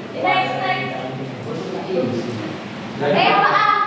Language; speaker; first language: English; non-native, fluent; Indonesian